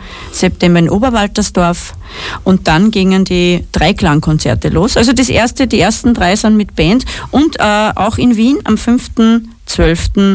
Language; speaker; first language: German; native; German